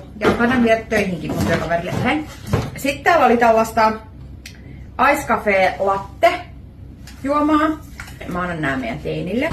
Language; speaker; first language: Finnish; native; Finnish